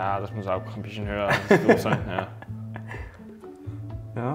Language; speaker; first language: German; non-native, learner; Danish